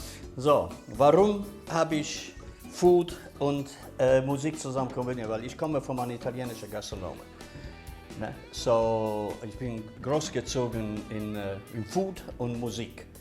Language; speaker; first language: German; early bilingual, other home language; Italian